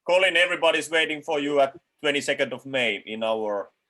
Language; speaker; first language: English; non-native, fluent; Finnish